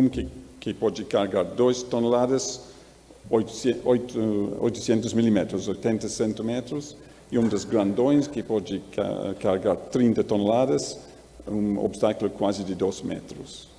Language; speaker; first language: Portuguese; non-native, learner; English